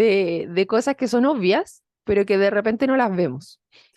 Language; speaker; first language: Spanish; native; Spanish